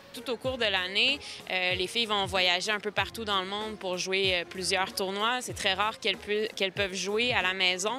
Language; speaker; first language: French; native; French